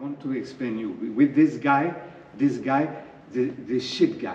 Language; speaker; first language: English; non-native, learner; French